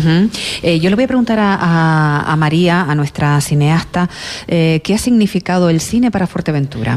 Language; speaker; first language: Spanish; native; Spanish